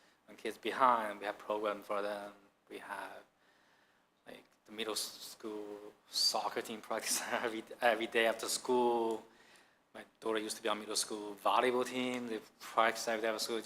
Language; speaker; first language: English; non-native, fluent; Chinese